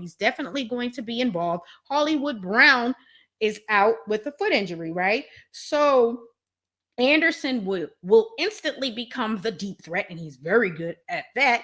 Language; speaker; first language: English; native; English